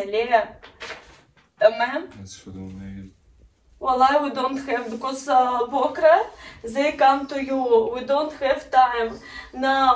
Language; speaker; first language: English; non-native, learner; Russian